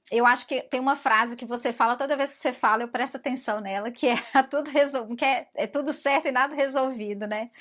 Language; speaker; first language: Portuguese; native; Portuguese